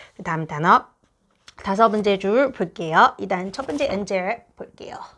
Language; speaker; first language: Korean; non-native, fluent; Chinese